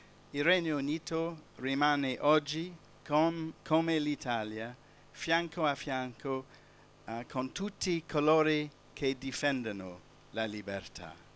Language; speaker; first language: Italian; non-native, fluent; English